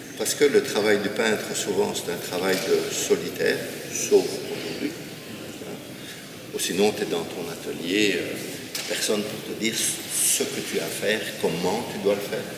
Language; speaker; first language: French; native; French